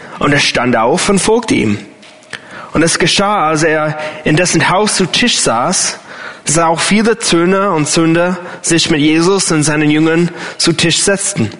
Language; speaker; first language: German; non-native, fluent; English